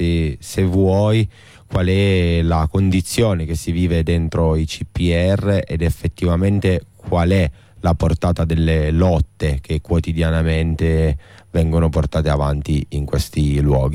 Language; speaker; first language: Italian; native; Italian